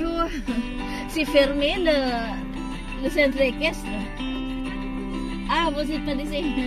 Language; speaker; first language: French; non-native, learner; Filipino